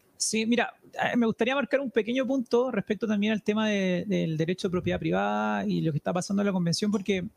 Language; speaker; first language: Spanish; native; Spanish